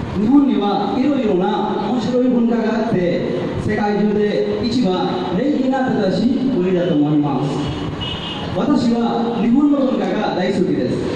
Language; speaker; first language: Japanese; non-native, learner; Hindi